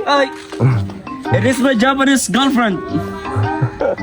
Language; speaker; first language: English; non-native, local second language; Filipino